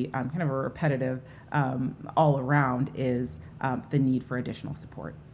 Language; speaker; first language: English; early bilingual, other home language; Yoruba